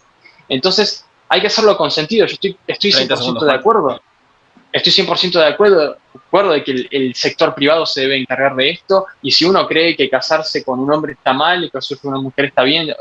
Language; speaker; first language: Spanish; native; Spanish